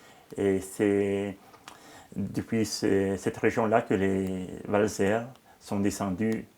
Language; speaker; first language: French; non-native, local second language; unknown